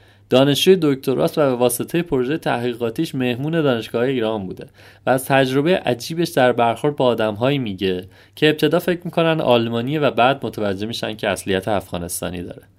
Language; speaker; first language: Persian; native; Persian